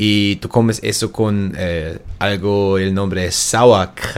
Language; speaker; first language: Spanish; non-native, learner; German